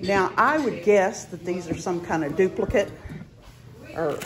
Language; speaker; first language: English; native; English